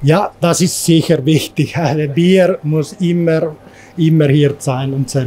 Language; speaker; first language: German; non-native, learner; Spanish